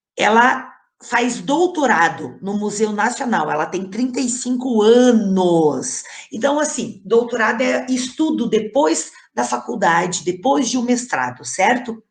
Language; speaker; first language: Portuguese; native; Portuguese